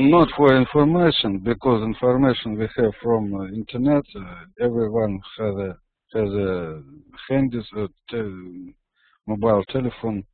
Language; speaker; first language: English; non-native, learner; Russian